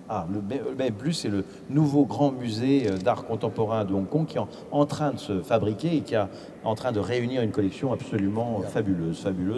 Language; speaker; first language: French; native; French